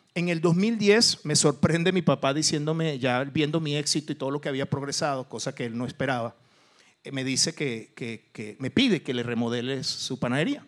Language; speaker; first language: Spanish; early bilingual, other home language; Portuguese